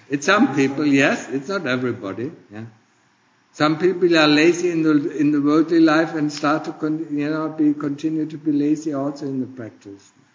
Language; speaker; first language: English; non-native, fluent; German